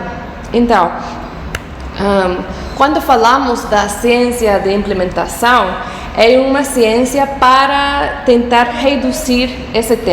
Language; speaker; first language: Portuguese; non-native, fluent; English